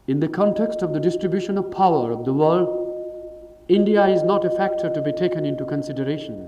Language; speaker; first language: English; non-native, local second language; Marathi